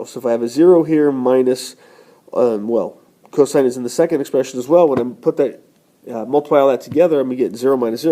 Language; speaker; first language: English; native; English